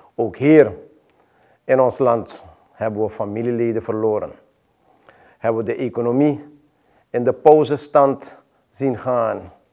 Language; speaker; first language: Dutch; native; Dutch